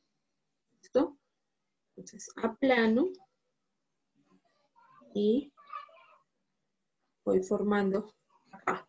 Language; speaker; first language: Spanish; native; Spanish